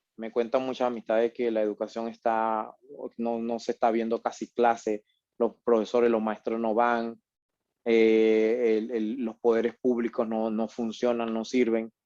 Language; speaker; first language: Spanish; native; Spanish